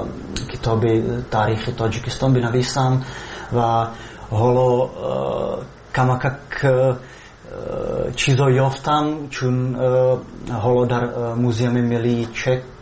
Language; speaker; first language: Persian; non-native, fluent; Slovak